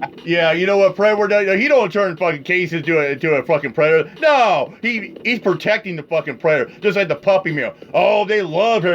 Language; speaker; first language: English; native; English